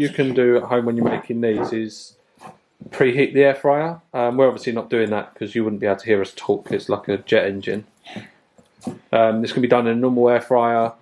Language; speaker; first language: English; native; English